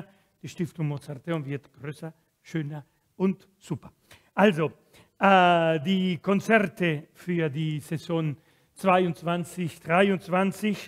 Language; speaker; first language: German; non-native, fluent; Spanish